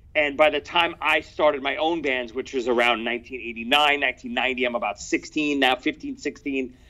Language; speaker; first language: English; native; English